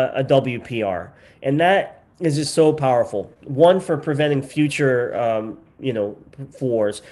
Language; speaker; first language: English; native; English